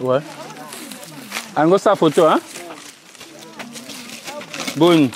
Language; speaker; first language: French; non-native, local second language; Lingala